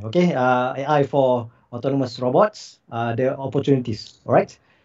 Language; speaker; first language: English; non-native, local second language; Malay